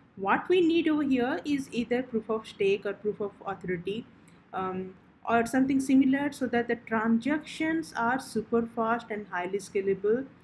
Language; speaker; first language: English; non-native, local second language; Odia